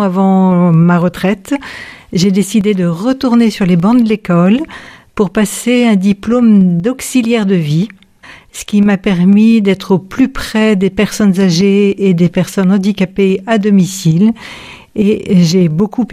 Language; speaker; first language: French; native; French